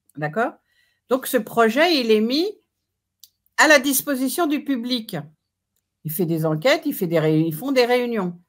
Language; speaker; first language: French; native; French